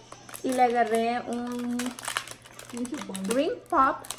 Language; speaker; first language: Spanish; early bilingual, heritage; Spanish